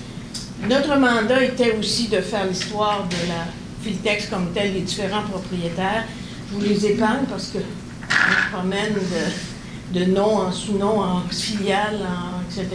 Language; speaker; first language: French; native; French